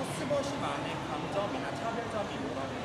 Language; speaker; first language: Korean; non-native, fluent; Thai